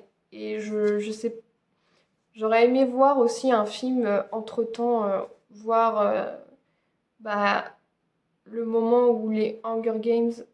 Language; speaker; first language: French; native; French